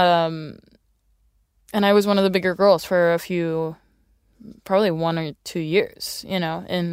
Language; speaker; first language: English; early bilingual, other home language; Swedish